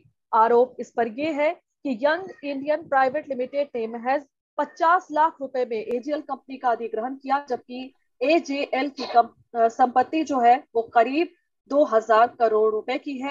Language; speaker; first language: Hindi; native; Hindi